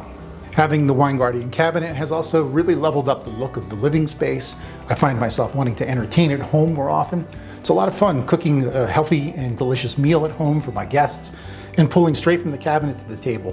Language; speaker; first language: English; native; English